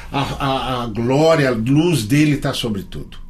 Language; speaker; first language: Portuguese; native; Portuguese